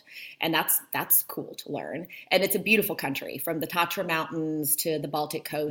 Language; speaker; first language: English; early bilingual, other home language; Polish